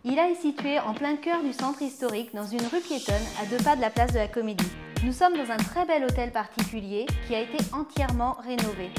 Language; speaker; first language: French; native; French